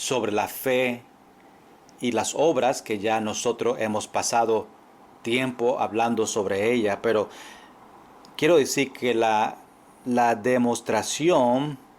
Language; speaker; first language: Spanish; non-native, fluent; English